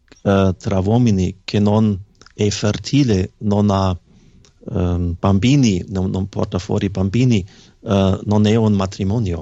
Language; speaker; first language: Italian; non-native, fluent; German